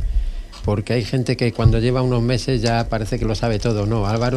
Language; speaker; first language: Spanish; native; Spanish